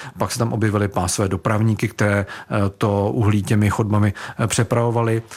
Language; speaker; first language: Czech; native; Czech